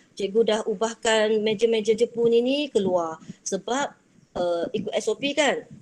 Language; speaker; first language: Malay; non-native, local second language; Chinese